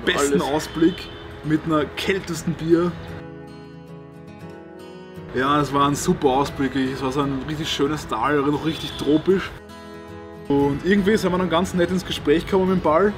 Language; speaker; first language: German; native; German